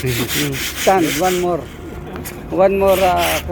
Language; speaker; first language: English; non-native, learner; Filipino